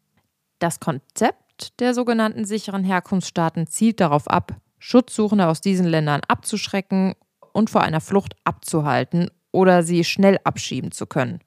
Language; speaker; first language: German; native; German